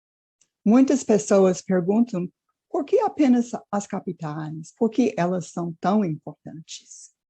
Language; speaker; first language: Portuguese; non-native, fluent; English